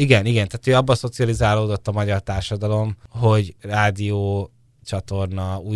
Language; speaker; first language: Hungarian; native; Hungarian